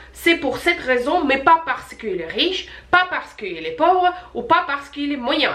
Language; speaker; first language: French; non-native, fluent; Russian